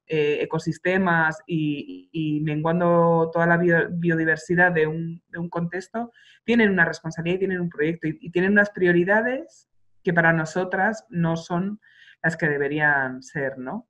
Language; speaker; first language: Spanish; native; Spanish